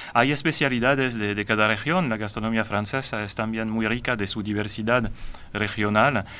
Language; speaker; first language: Spanish; non-native, learner; French